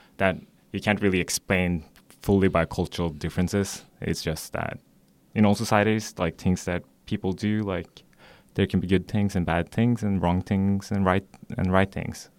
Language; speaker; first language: English; non-native, fluent; Norwegian